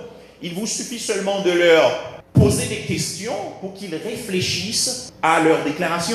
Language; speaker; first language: French; non-native, local second language; Haitian Creole